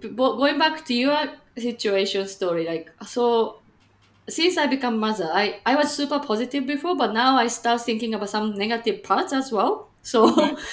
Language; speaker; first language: English; non-native, fluent; Japanese